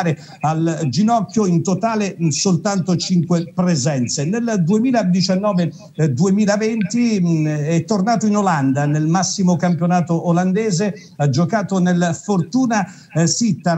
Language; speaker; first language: Italian; native; Italian